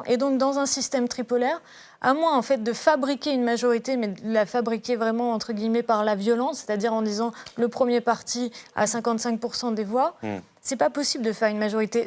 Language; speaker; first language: French; native; French